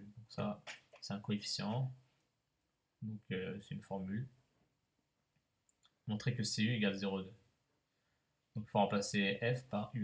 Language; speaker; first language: French; native; French